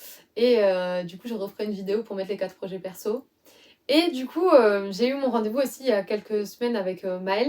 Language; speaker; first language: French; native; French